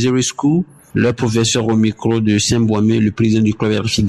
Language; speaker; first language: French; non-native, fluent; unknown